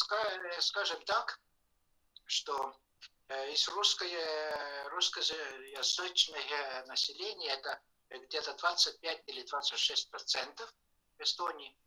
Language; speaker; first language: Russian; non-native, fluent; Estonian